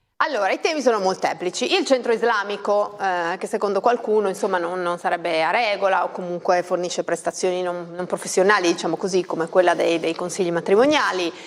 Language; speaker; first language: Italian; native; Italian